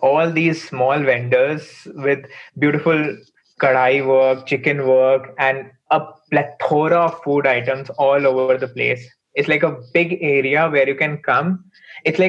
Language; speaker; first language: English; non-native, local second language; Hindi